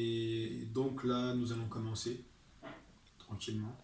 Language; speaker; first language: French; native; French